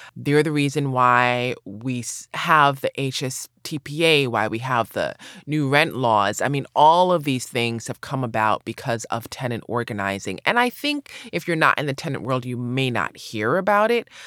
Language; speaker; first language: English; native; English